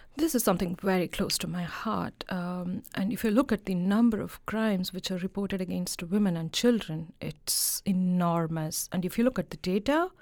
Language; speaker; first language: English; non-native, local second language; Malayalam